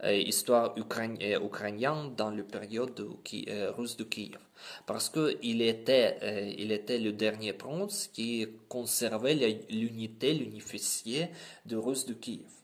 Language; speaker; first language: French; non-native, learner; Ukrainian